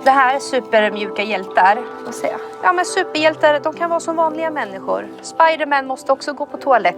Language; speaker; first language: Swedish; native; Swedish